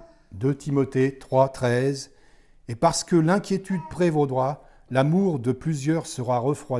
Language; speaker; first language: French; native; French